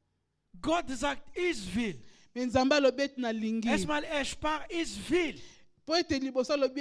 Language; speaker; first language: German; non-native, learner; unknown